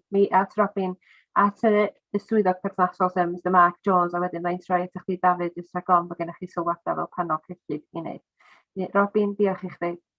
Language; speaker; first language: Welsh; native; Welsh